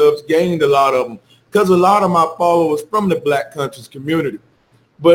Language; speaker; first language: English; native; English